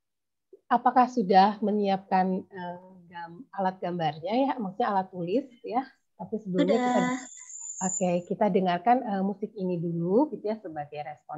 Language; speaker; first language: Indonesian; native; Indonesian